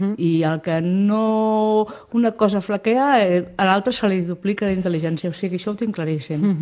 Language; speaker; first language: Catalan; non-native, local second language; Spanish